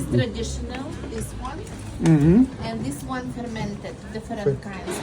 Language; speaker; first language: English; non-native, fluent; Lithuanian